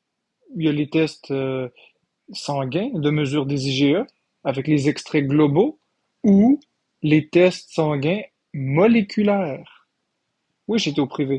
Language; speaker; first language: French; native; French